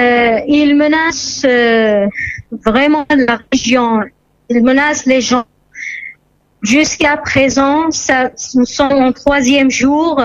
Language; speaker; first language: French; non-native, fluent; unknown